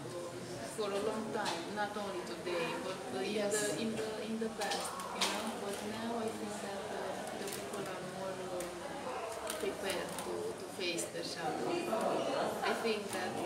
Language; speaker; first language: English; non-native, fluent; Romanian